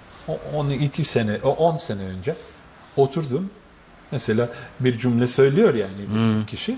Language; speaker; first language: Turkish; non-native, fluent; Bosnian